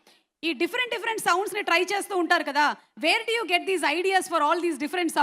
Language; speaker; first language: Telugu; native; Telugu